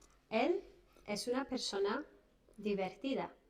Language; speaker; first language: Spanish; non-native, fluent; English